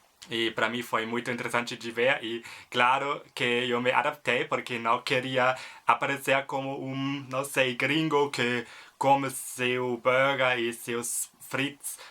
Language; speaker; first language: Portuguese; non-native, fluent; German